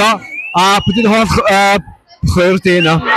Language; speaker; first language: Welsh; native; Welsh